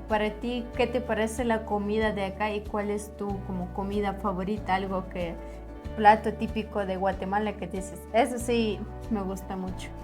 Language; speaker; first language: Spanish; non-native, fluent; Ukrainian